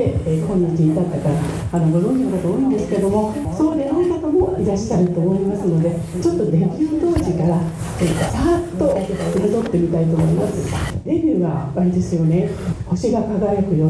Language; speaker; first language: Japanese; native; Japanese